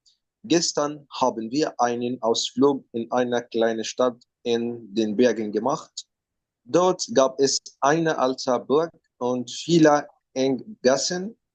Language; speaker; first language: German; non-native, learner; Arabic